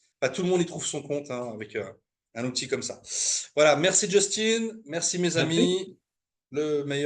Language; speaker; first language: French; native; French